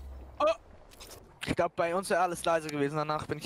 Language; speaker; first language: German; native; German